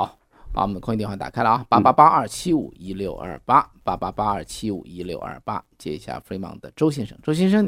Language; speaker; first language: Chinese; native; Chinese